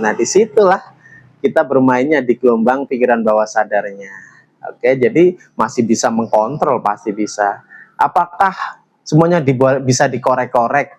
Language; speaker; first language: Indonesian; native; Indonesian